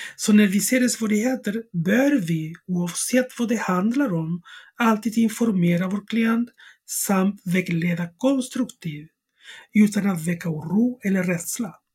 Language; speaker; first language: Swedish; non-native, fluent; Spanish